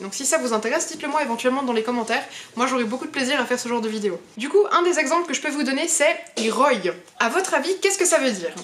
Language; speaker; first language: French; early bilingual, other home language; Hebrew